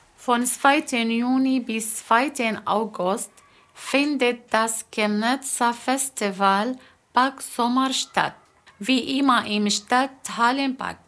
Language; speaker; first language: German; non-native, fluent; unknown